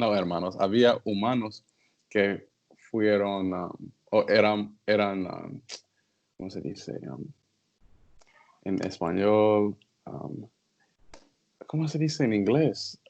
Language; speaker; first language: Spanish; non-native, learner; English